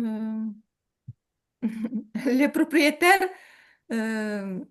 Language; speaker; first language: French; non-native, learner; Ukrainian